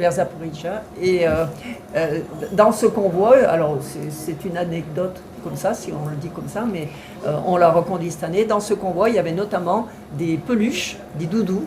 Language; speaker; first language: French; native; French